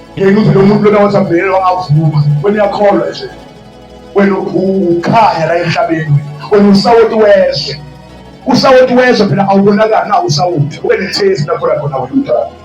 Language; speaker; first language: Zulu; native; Zulu